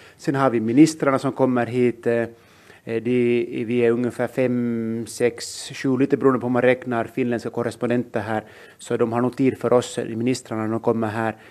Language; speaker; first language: Swedish; native; Swedish